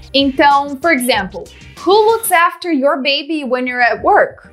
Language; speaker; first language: English; non-native, fluent; Portuguese